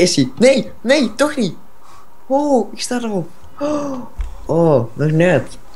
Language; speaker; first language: Dutch; native; Dutch